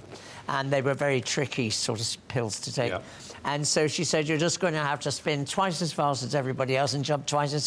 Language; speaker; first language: English; native; English